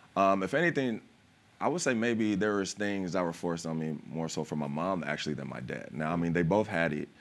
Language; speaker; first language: English; native; English